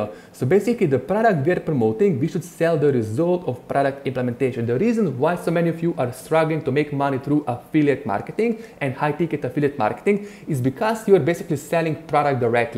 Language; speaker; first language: English; non-native, fluent; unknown